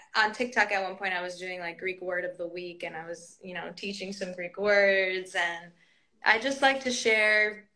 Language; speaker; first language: English; early bilingual, other home language; Greek